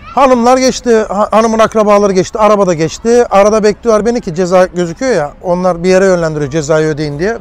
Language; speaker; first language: Turkish; early bilingual, heritage; Turkish